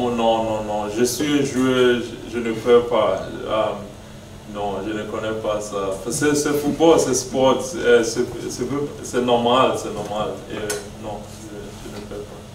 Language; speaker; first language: French; non-native, learner; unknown